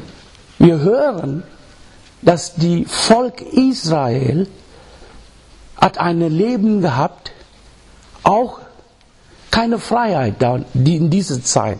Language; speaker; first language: German; non-native, learner; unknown